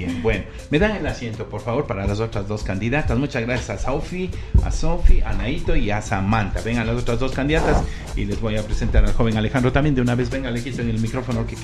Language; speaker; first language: Spanish; native; Spanish